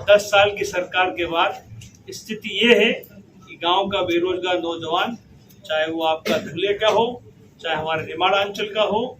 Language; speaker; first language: Hindi; native; Hindi